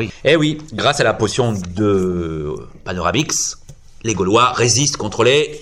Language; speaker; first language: French; native; French